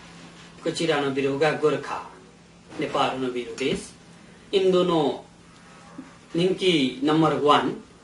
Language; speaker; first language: Japanese; non-native, learner; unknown